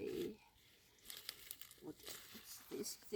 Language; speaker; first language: English; non-native, learner; Finnish